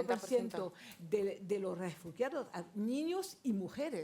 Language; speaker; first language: Spanish; non-native, fluent; French